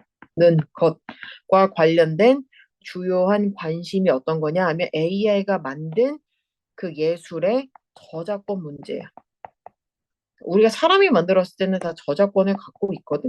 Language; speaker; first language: Korean; native; Korean